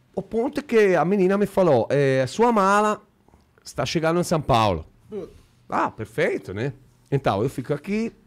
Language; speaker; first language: Portuguese; non-native, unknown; Italian